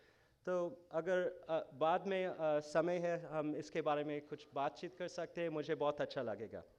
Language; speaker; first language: Hindi; non-native, fluent; English